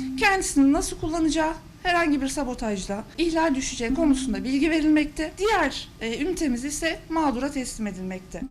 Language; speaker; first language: Turkish; native; Turkish